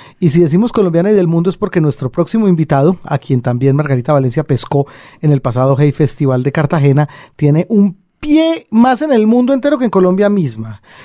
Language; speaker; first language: Spanish; native; Spanish